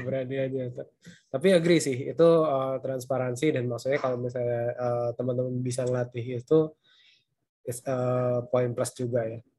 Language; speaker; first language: Indonesian; native; Indonesian